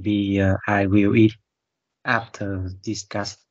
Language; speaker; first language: English; non-native, learner; Vietnamese